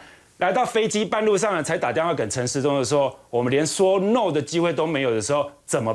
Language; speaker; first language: Chinese; native; Chinese